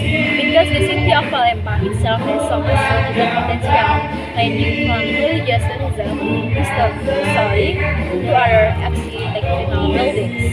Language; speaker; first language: English; non-native, learner; Indonesian